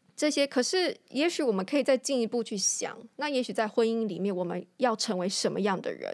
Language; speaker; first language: Chinese; native; Chinese